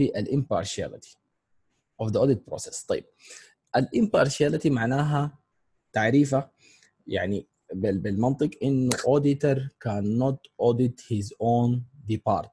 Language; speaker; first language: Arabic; native; Arabic